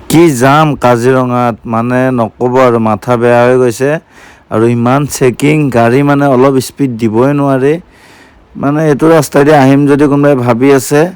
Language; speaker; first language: Assamese; native; Assamese